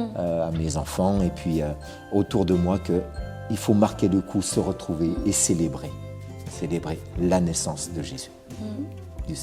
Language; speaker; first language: French; native; French